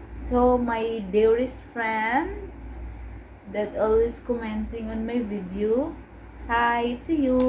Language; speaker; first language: English; non-native, learner; Cebuano